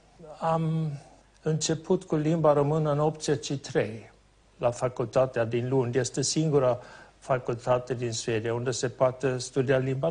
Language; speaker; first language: Romanian; non-native, fluent; Swedish